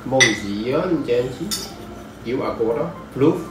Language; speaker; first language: Portuguese; non-native, learner; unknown